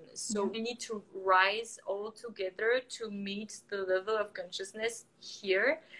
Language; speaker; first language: English; non-native, fluent; French